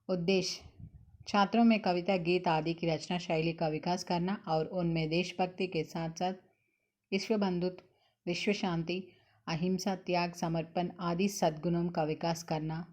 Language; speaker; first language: Hindi; non-native, local second language; Telugu